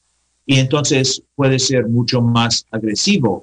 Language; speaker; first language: Spanish; non-native, learner; English